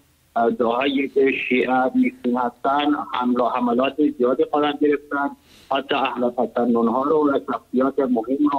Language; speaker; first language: Persian; non-native, learner; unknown